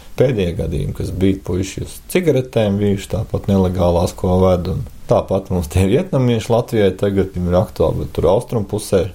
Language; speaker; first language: Latvian; native; Latvian